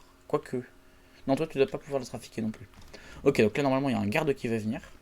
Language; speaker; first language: French; native; French